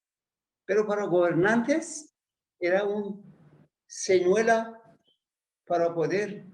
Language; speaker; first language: Spanish; non-native, fluent; Persian